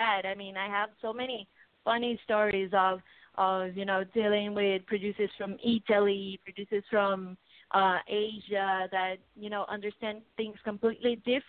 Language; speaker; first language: English; non-native, fluent; Portuguese